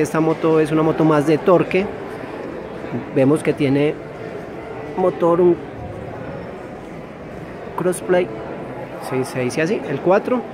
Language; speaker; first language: Spanish; native; Spanish